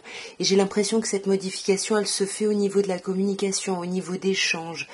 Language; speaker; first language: French; native; French